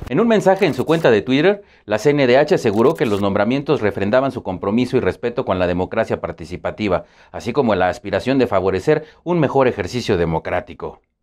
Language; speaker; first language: Spanish; native; Spanish